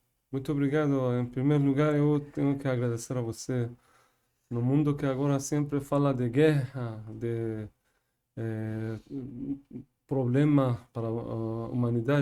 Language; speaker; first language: Portuguese; non-native, learner; Persian